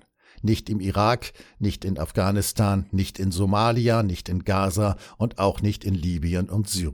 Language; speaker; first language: German; native; German